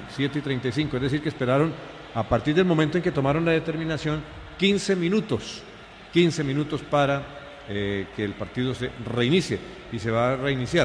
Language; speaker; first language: Spanish; native; Spanish